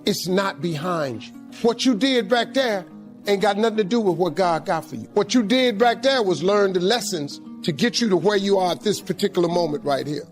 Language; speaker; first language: English; native; English